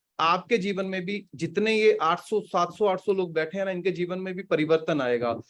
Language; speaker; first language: Hindi; native; Hindi